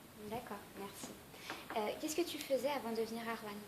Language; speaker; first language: French; native; French